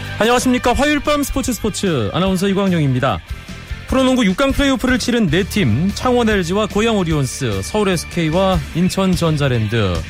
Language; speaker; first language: Korean; native; Korean